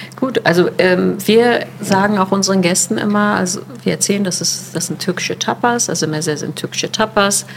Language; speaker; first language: German; early bilingual, other home language; Turkish